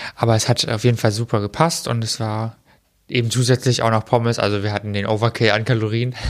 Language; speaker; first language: German; native; German